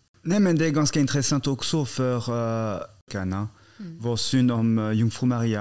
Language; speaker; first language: Swedish; non-native, fluent; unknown